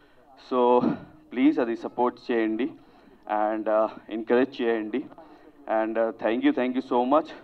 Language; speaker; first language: Telugu; non-native, learner; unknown